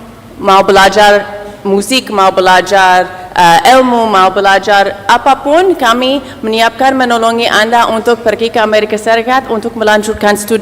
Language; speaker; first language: Indonesian; non-native, fluent; English